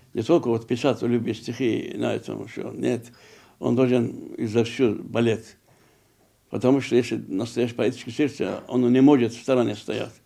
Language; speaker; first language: Russian; non-native, local second language; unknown